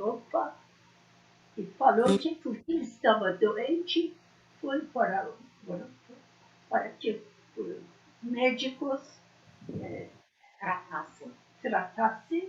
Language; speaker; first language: Portuguese; non-native, learner; Persian